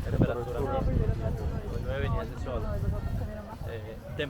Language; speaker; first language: Spanish; native; Spanish